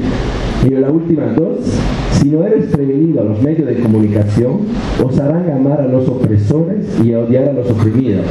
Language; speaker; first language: Spanish; non-native, fluent; Italian